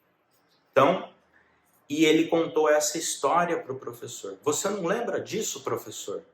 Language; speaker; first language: Portuguese; native; Portuguese